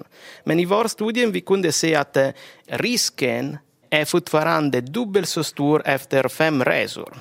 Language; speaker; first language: Swedish; non-native, fluent; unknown